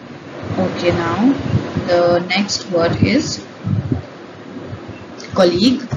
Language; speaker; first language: English; non-native, local second language; Hindi